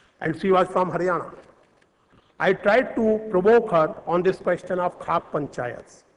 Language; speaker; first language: English; non-native, local second language; Hindi